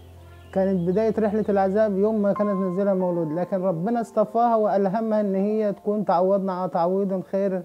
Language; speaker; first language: Arabic; native; Arabic